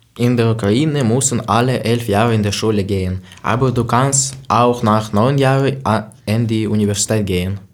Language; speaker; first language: German; non-native, learner; Ukrainian